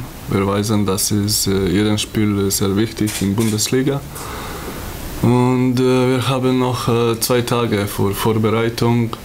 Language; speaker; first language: German; non-native, learner; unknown